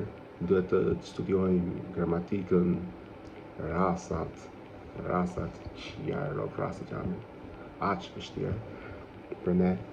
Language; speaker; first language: Albanian; non-native, learner; English